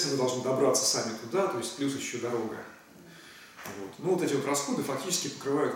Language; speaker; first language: Russian; native; Russian